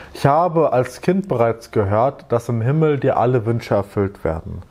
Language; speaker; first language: German; native; German